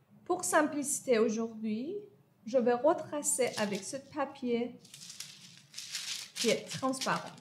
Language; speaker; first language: French; non-native, fluent; Persian